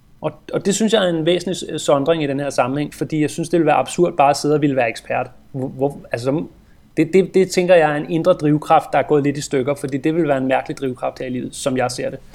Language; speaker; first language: Danish; native; Danish